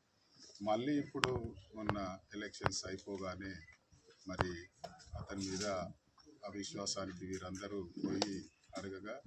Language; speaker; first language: Telugu; native; Telugu